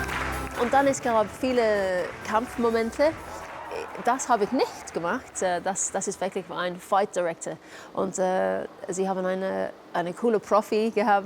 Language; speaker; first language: German; non-native, fluent; English